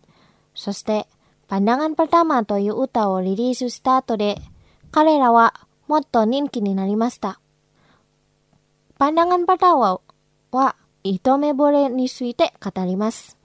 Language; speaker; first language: Japanese; non-native, fluent; Indonesian